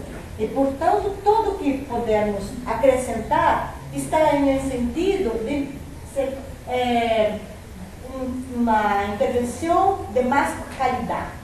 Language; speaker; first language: Spanish; non-native, fluent; Portuguese